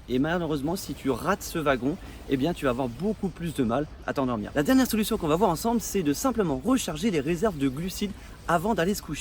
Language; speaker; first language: French; native; French